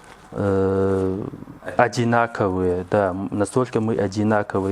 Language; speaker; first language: Russian; non-native, local second language; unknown